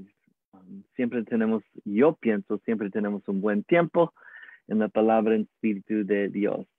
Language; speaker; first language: Spanish; non-native, learner; English